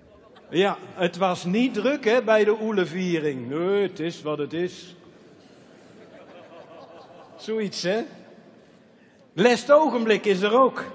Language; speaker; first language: Dutch; native; Dutch